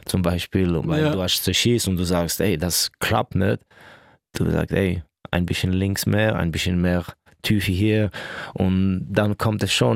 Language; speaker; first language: German; non-native, local second language; French